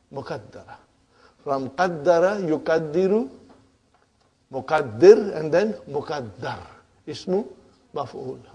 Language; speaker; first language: Arabic; non-native, fluent; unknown